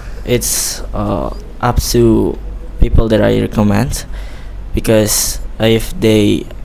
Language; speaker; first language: English; non-native, learner; Indonesian